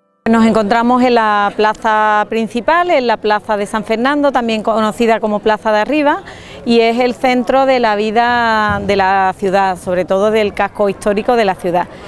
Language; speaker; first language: Spanish; native; Spanish